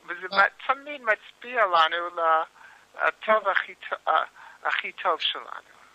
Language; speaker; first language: Hebrew; non-native, learner; English